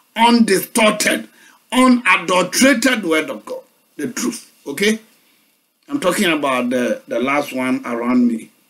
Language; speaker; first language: English; non-native, local second language; Akan